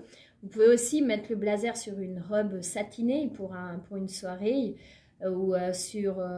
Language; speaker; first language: French; native; French